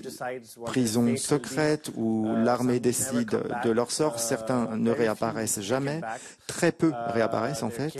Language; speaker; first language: French; non-native, fluent; Urdu